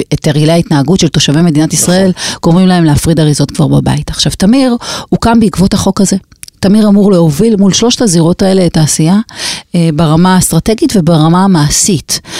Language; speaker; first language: Hebrew; native; Hebrew